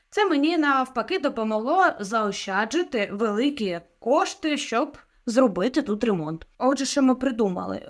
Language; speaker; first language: Ukrainian; non-native, local second language; Russian